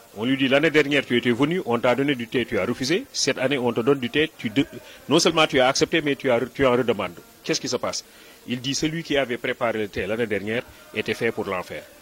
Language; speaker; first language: French; non-native, local second language; Wolof